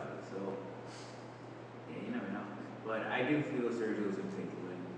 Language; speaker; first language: English; native; English